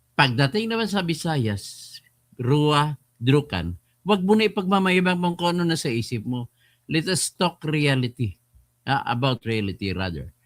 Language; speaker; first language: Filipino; non-native, local second language; Hiligaynon